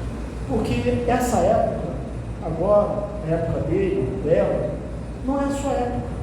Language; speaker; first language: Portuguese; native; Portuguese